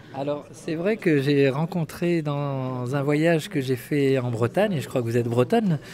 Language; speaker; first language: French; early bilingual, other home language; Arabic